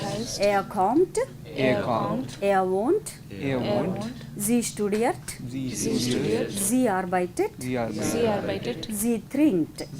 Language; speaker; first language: German; non-native, fluent; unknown